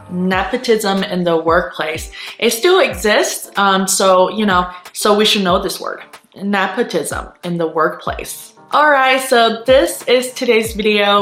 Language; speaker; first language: English; non-native, fluent; Chinese